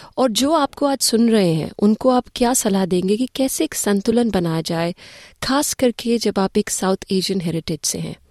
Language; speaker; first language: Hindi; native; Hindi